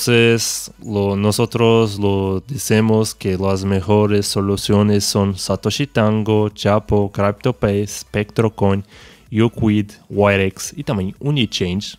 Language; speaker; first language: Spanish; non-native, fluent; Portuguese